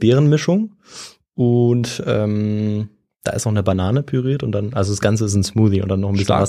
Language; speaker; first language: German; native; German